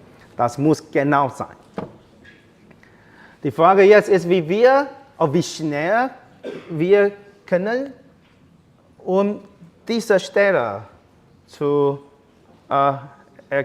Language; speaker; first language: German; non-native, learner; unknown